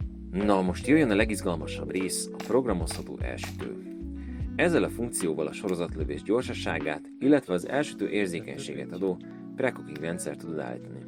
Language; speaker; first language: Hungarian; native; Hungarian